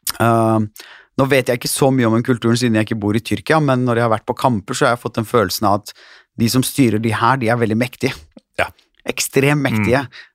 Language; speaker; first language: Norwegian; early bilingual, other home language; Turkish